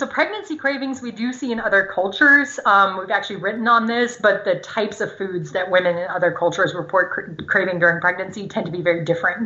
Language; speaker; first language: English; non-native, fluent; German